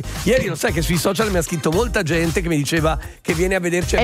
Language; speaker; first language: Italian; native; Italian